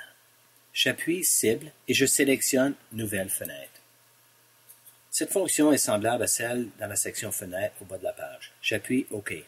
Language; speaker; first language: French; non-native, local second language; English